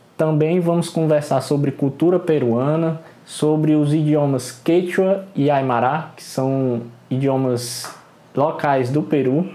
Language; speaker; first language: Portuguese; native; Portuguese